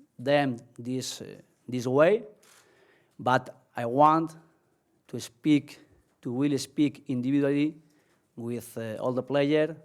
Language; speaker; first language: English; non-native, learner; Spanish